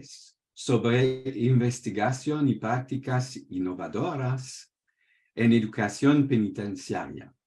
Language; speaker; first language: Spanish; non-native, fluent; French